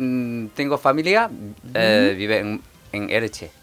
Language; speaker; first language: Spanish; non-native, learner; Chinese